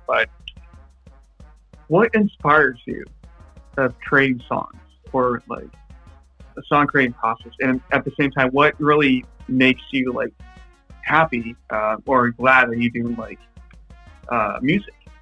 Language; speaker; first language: English; non-native, fluent; Japanese